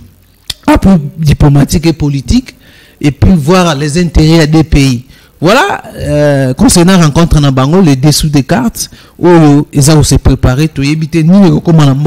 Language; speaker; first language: French; non-native, local second language; Lingala